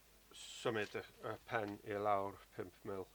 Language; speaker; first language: Welsh; non-native, learner; English